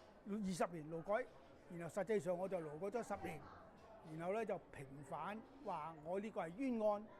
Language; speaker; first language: Cantonese; native; Cantonese